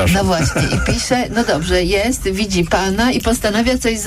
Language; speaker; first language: Polish; native; Polish